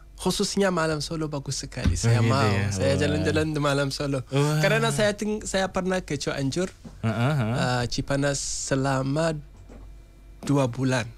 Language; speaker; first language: Indonesian; non-native, learner; Hausa